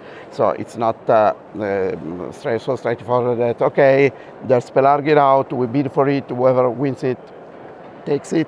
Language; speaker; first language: English; non-native, fluent; Italian